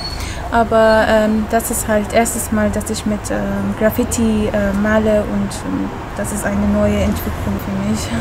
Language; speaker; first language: German; early bilingual, other home language; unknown